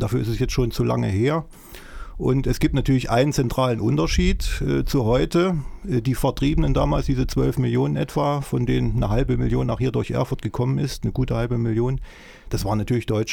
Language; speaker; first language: German; native; German